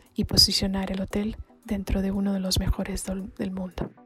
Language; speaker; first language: Spanish; native; Spanish